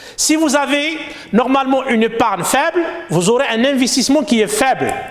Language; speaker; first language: French; non-native, local second language; Arabic